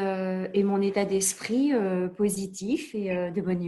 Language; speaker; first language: French; native; French